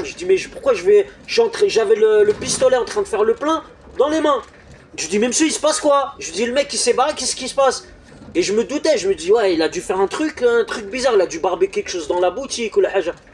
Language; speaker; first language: French; native; French